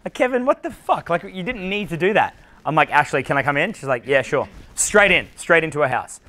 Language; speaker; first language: English; native; English